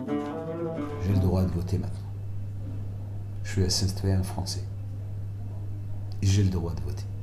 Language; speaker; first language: French; non-native, fluent; Arabic